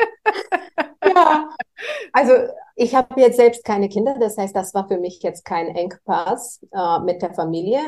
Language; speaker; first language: German; non-native, fluent; Bulgarian